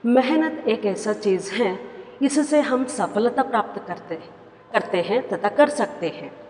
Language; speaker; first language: Hindi; non-native, local second language; Kannada